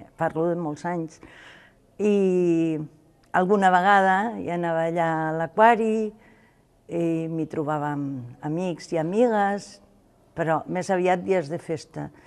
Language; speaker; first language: Catalan; non-native, local second language; Spanish